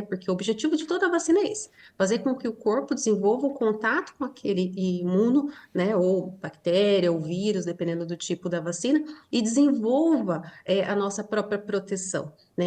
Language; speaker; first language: Portuguese; native; Portuguese